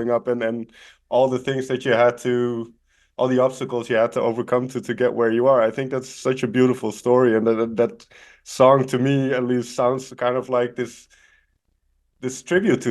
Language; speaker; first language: English; non-native, fluent; Dutch